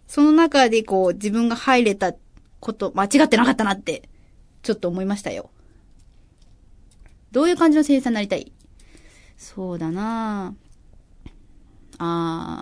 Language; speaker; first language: Japanese; native; Japanese